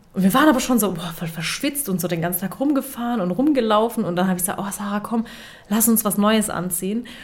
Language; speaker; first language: German; early bilingual, other home language; Turkish